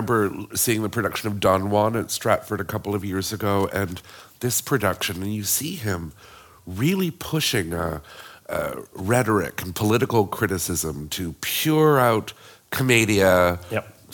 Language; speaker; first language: English; native; English